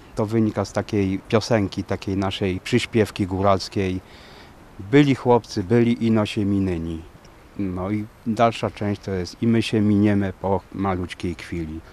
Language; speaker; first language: Polish; native; Polish